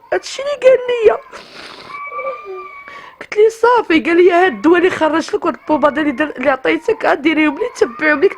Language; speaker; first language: Arabic; native; Arabic